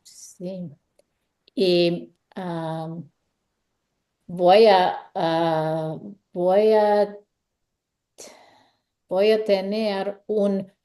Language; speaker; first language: Spanish; non-native, learner; English